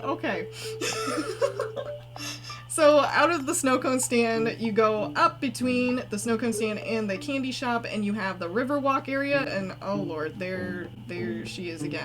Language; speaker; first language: English; native; English